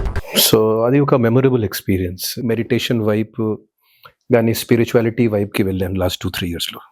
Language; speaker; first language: Telugu; non-native, fluent; Hindi